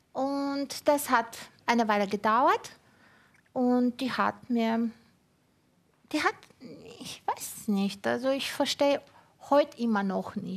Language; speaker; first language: German; non-native, fluent; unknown